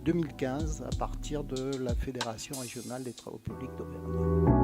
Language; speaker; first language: French; native; French